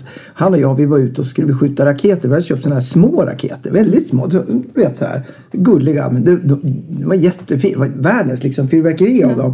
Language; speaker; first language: Swedish; native; Swedish